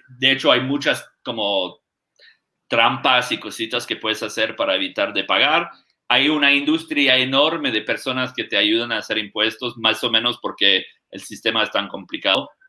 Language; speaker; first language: Spanish; non-native, fluent; French